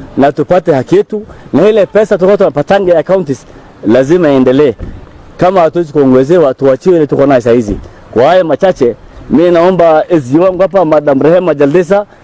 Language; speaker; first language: Swahili; non-native, local second language; Somali